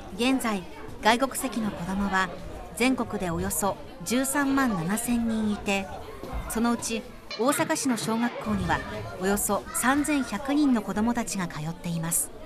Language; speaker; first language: Japanese; native; Japanese